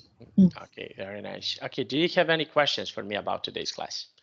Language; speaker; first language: English; non-native, fluent; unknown